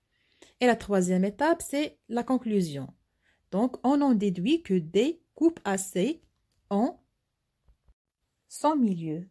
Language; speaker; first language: French; non-native, local second language; Arabic